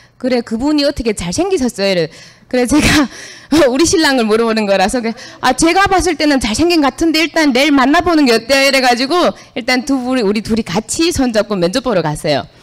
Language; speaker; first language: Korean; native; Korean